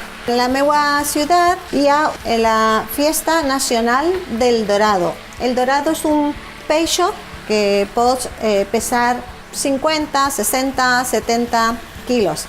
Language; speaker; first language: Catalan; non-native, fluent; Spanish